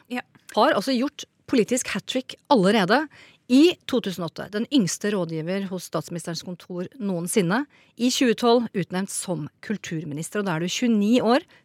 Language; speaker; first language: Norwegian; native; Norwegian